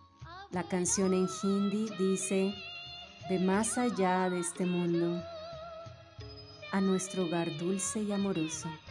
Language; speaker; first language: Spanish; native; Spanish